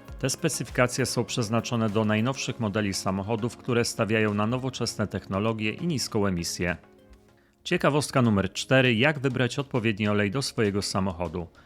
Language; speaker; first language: Polish; native; Polish